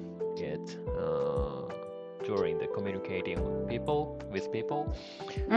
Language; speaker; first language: English; non-native, learner; Japanese